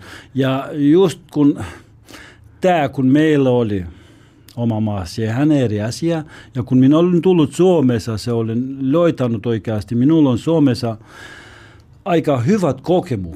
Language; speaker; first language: Finnish; non-native, learner; Albanian